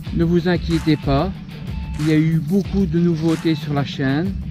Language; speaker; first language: French; native; French